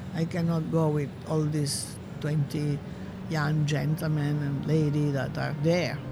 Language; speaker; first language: English; non-native, fluent; Italian